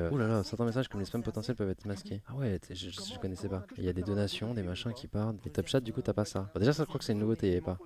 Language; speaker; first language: French; native; French